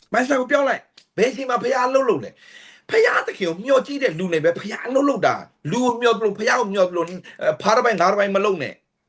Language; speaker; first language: Burmese; non-native, local second language; Tedim Chin